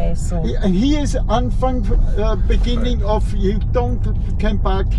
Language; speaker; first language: English; non-native, learner; German